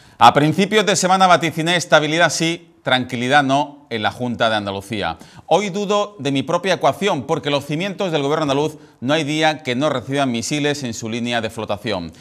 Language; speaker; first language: Spanish; native; Spanish